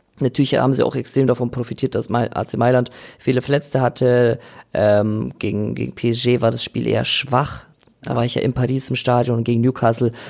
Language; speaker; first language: German; native; German